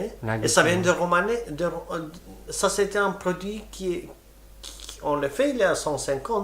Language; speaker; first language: French; non-native, fluent; Romany